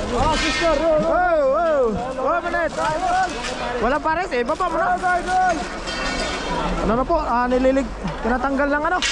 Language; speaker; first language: Filipino; native; Filipino